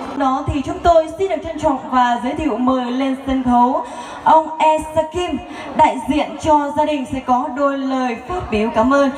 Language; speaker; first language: Vietnamese; non-native, local second language; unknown